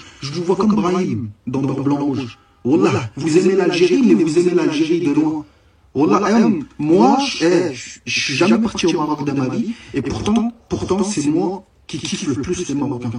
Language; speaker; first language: French; early bilingual, other home language; Arabic